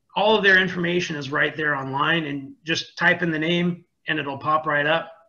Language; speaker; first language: English; native; English